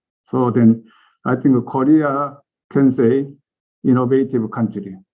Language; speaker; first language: English; non-native, learner; Korean